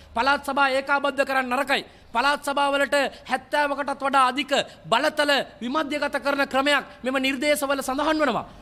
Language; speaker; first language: Sinhala; non-native, local second language; Tamil